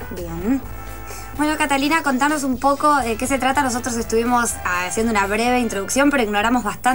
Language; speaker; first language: Spanish; native; Spanish